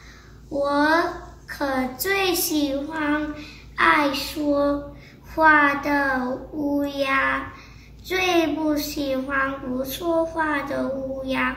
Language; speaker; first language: Chinese; early bilingual, heritage; Chinese